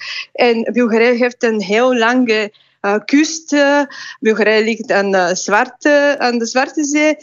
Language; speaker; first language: Dutch; non-native, fluent; Bulgarian